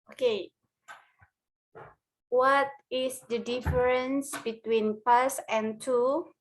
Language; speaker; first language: English; non-native, learner; Indonesian